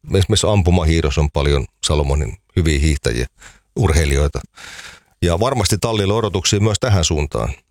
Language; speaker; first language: Finnish; native; Finnish